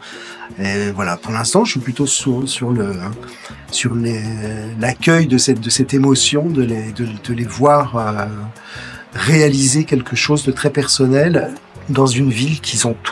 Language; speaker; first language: French; native; French